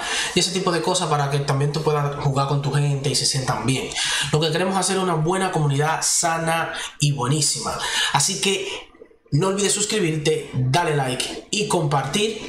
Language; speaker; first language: Spanish; native; Spanish